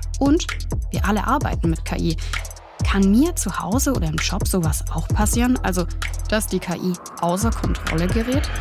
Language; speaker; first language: German; native; German